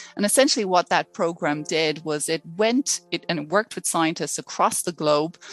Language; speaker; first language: English; native; English